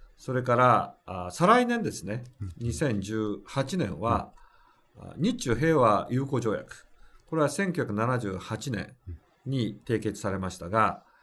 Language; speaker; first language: Japanese; native; Japanese